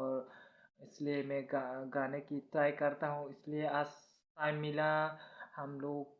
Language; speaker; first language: Hindi; non-native, local second language; Kok Borok